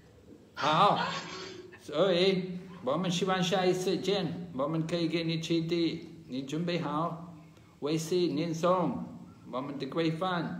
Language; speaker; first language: Chinese; non-native, fluent; English